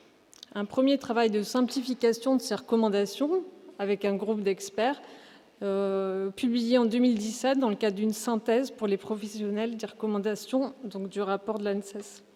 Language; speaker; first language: French; native; French